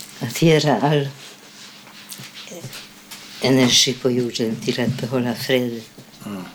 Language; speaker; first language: Swedish; non-native, fluent; Polish